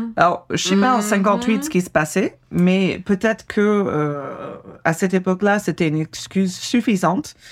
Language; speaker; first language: French; non-native, fluent; English